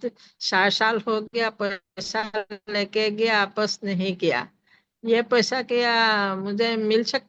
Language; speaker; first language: Hindi; non-native, local second language; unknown